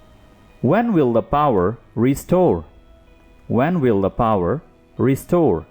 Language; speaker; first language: English; non-native, local second language; Urdu